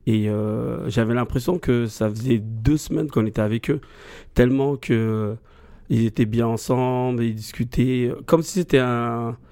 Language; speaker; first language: French; native; French